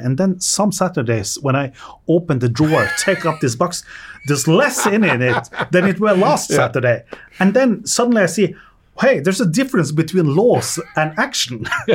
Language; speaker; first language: English; non-native, fluent; Norwegian